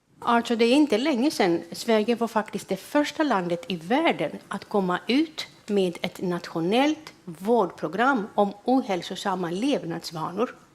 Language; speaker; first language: Swedish; non-native, fluent; Greek